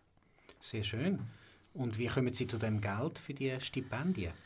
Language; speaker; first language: German; native; German